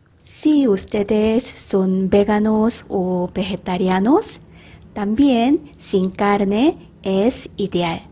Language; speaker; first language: Spanish; non-native, fluent; Korean